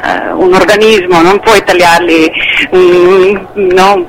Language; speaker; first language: Italian; non-native, fluent; Slovenian